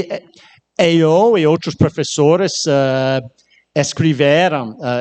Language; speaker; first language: Portuguese; non-native, learner; English